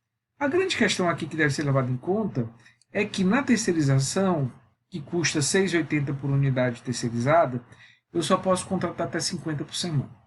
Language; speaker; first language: Portuguese; native; Portuguese